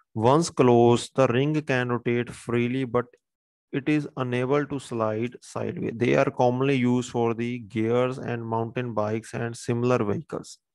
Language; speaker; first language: English; non-native, local second language; Punjabi